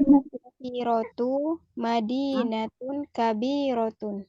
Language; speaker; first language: Arabic; non-native, learner; Indonesian